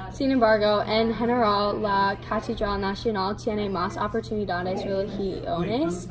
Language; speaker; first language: Spanish; non-native, learner; English